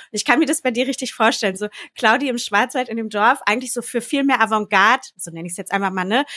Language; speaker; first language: German; native; German